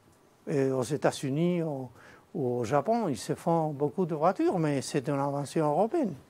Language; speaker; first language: French; non-native, fluent; Spanish